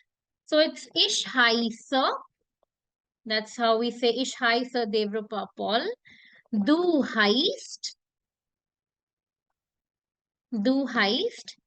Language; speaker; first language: German; non-native, fluent; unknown